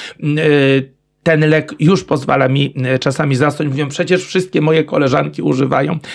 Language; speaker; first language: Polish; native; Polish